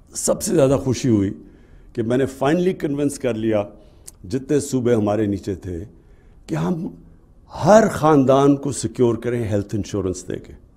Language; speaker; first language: Urdu; native; Urdu